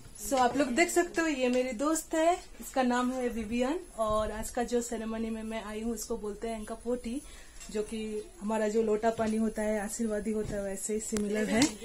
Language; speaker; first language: Hindi; non-native, local second language; Santali